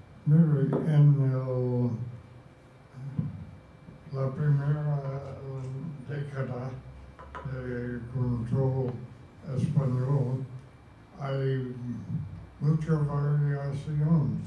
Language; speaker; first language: Spanish; non-native, fluent; English